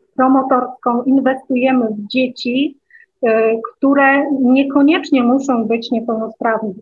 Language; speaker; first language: Polish; native; Polish